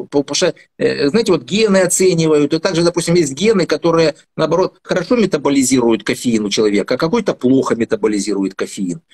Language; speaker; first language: Russian; native; Russian